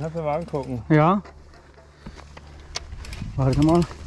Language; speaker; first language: German; native; German